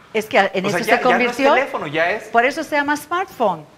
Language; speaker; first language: Spanish; non-native, fluent; Turkish